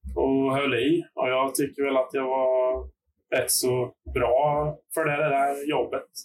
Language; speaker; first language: Swedish; native; Swedish